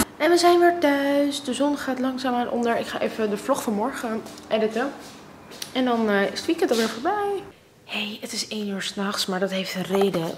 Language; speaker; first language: Dutch; early bilingual, other home language; Russian